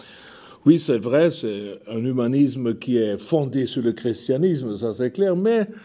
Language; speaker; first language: French; non-native, fluent; German